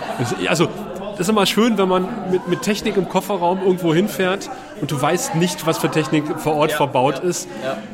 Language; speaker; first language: German; native; German